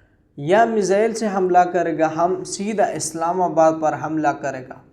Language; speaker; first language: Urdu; non-native, local second language; Pashto